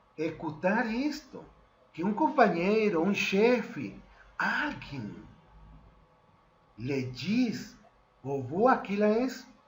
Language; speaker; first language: Portuguese; non-native, fluent; Spanish